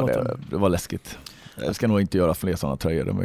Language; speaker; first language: Swedish; native; Swedish